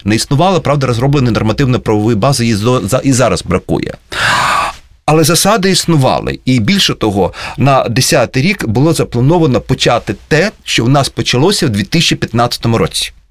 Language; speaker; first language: Ukrainian; native; Ukrainian